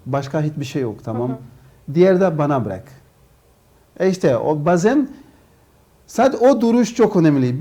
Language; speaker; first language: Turkish; non-native, learner; Portuguese